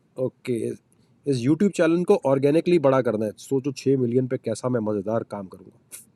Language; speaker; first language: Urdu; native; Urdu